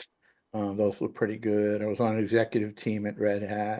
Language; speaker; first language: English; native; English